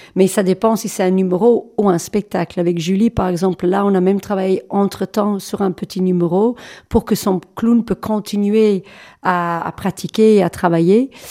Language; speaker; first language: French; non-native, fluent; English